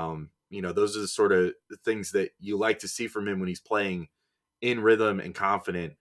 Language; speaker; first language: English; native; English